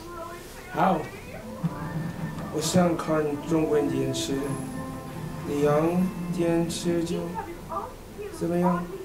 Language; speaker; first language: Chinese; non-native, learner; English